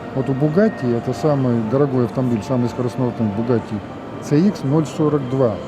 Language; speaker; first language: Russian; native; Russian